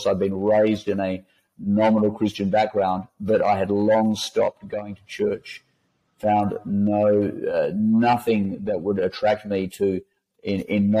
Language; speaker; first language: English; native; English